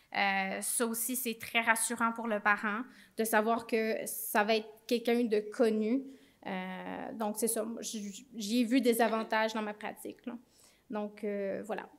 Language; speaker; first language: French; native; French